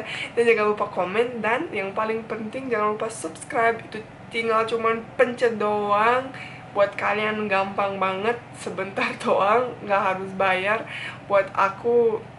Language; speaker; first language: Indonesian; non-native, fluent; Bosnian